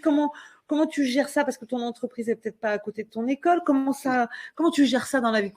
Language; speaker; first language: French; native; French